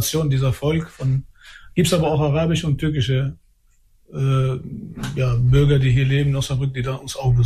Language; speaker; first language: German; early bilingual, other home language; Albanian